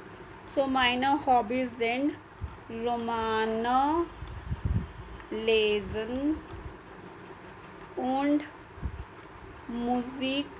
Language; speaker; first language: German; non-native, fluent; Hindi